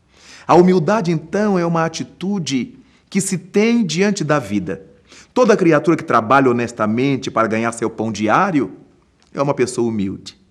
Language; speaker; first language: Portuguese; native; Portuguese